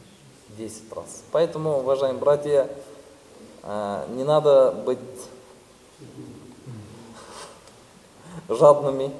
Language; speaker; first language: Russian; non-native, fluent; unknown